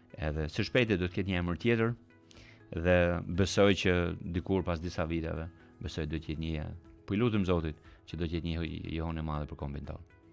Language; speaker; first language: Albanian; early bilingual, heritage; Albanian